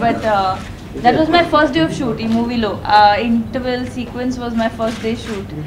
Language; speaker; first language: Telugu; non-native, local second language; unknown